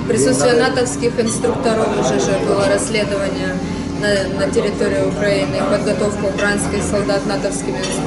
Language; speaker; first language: Russian; native; Russian